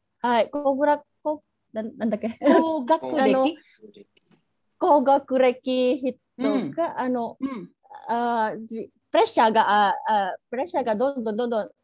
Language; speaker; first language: Japanese; non-native, learner; Indonesian